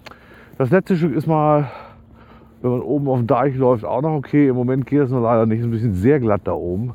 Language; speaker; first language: German; native; German